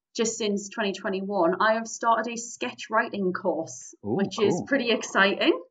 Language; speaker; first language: English; native; English